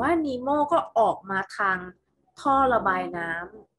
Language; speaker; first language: Thai; native; Thai